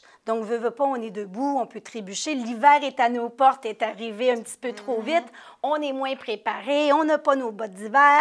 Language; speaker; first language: French; native; French